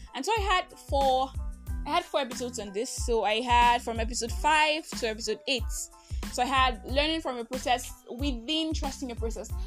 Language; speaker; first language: English; non-native, local second language; Igbo